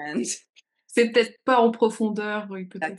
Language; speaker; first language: French; native; French